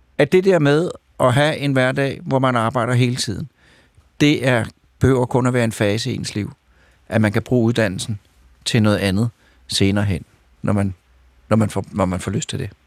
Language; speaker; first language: Danish; native; Danish